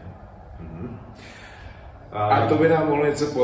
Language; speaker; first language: Czech; native; Czech